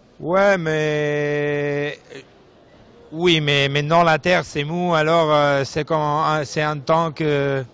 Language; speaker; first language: French; non-native, learner; Spanish